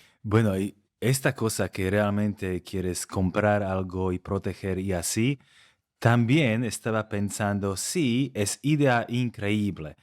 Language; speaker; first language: Spanish; non-native, fluent; Slovak